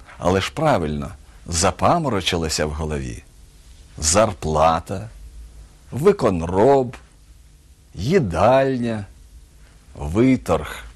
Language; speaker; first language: Ukrainian; native; Ukrainian